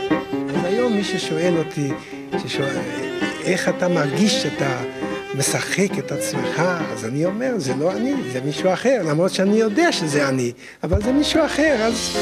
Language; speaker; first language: Hebrew; non-native, fluent; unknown